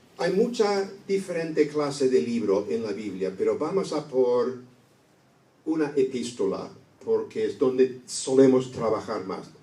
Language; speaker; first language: Spanish; non-native, fluent; English